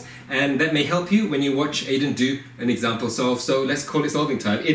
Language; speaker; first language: English; native; English